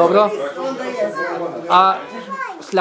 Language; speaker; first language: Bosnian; non-native, learner; Norwegian